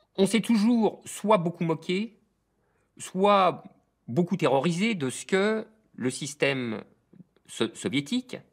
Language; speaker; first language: French; native; French